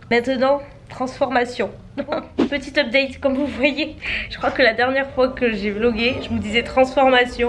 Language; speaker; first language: French; native; French